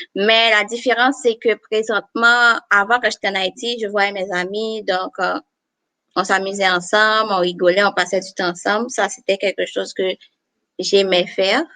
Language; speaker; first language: French; non-native, local second language; Haitian Creole